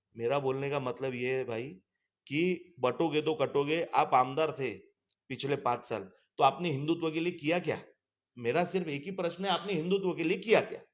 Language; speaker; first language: Hindi; non-native, local second language; Gujarati